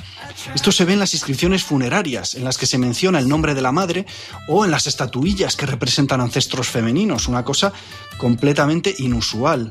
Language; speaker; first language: Spanish; native; Spanish